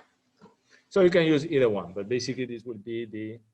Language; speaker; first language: English; non-native, fluent; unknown